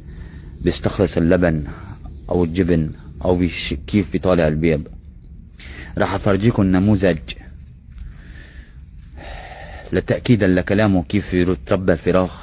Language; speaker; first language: Arabic; native; Arabic